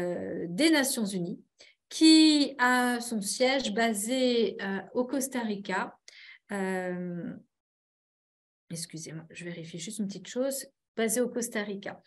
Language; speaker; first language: French; native; French